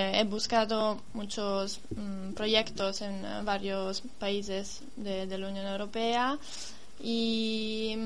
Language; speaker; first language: Spanish; non-native, learner; Italian